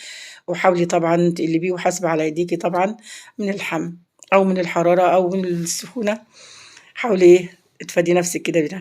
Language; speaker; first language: Arabic; native; Arabic